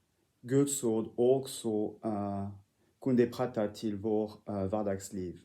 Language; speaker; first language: Swedish; non-native, fluent; French